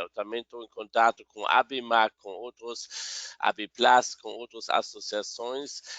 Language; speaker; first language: Portuguese; non-native, fluent; German